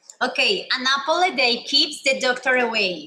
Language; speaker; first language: English; non-native, learner; Spanish